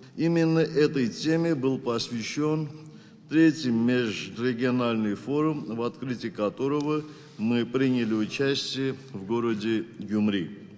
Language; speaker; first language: Russian; non-native, local second language; Armenian